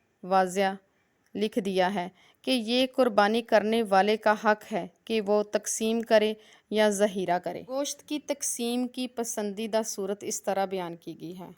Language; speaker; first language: Urdu; native; Urdu